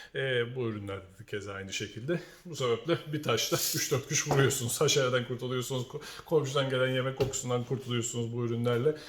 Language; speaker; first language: Turkish; native; Turkish